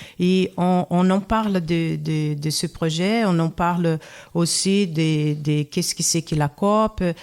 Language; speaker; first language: French; non-native, fluent; Portuguese